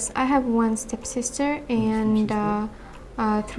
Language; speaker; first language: English; non-native, learner; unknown